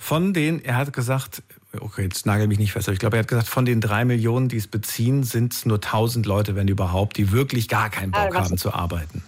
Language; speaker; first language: German; native; German